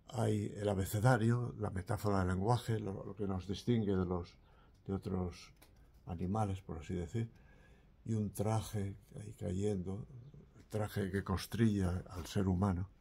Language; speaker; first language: Spanish; native; Spanish